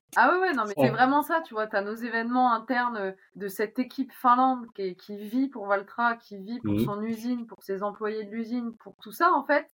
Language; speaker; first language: French; native; French